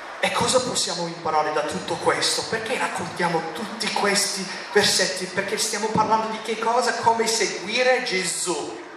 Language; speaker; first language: Italian; non-native, fluent; English